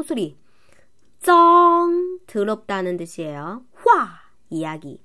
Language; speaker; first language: Korean; non-native, fluent; Chinese